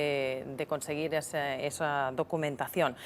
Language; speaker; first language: Spanish; native; Spanish